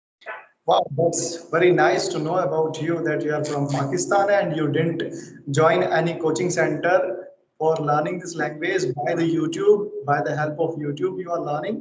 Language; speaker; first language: English; non-native, local second language; Hindi